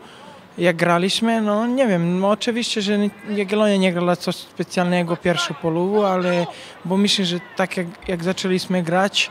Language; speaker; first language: Polish; non-native, learner; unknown